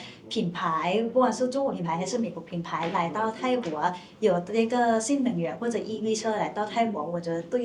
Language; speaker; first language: Chinese; non-native, fluent; Thai